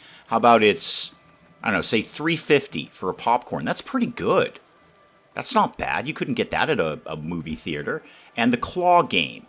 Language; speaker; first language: English; native; English